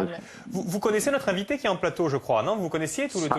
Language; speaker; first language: French; native; French